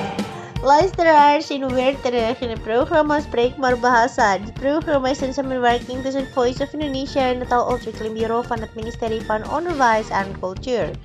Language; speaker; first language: Dutch; non-native, fluent; Indonesian